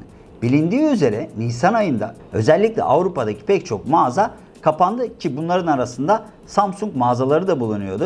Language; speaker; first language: Turkish; native; Turkish